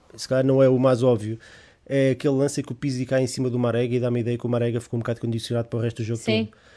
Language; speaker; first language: Portuguese; native; Portuguese